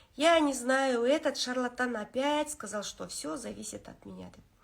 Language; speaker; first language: Russian; non-native, local second language; Kazakh